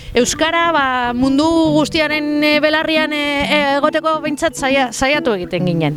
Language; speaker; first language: Basque; non-native, local second language; Spanish